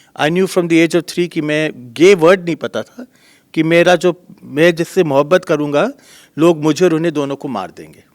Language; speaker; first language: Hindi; native; Hindi